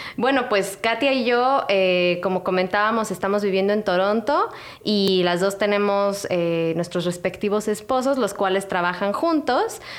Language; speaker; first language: Spanish; native; Spanish